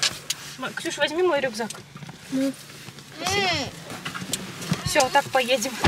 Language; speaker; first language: Russian; native; Russian